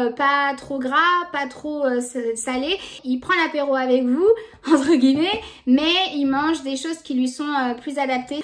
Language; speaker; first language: French; native; French